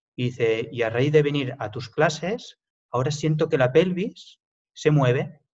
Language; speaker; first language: Spanish; native; Spanish